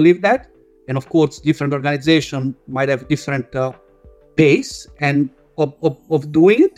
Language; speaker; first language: English; non-native, fluent; Italian